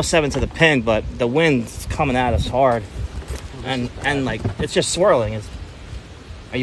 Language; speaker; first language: English; native; English